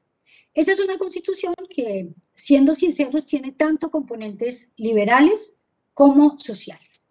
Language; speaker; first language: Spanish; native; Spanish